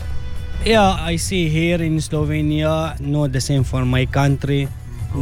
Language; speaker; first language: English; non-native, learner; Arabic